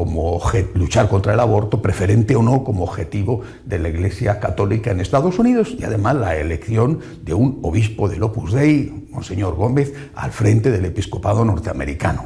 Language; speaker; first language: Spanish; native; Spanish